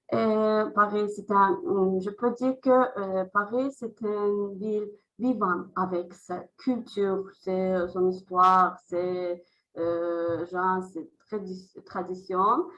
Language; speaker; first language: French; non-native, learner; Azerbaijani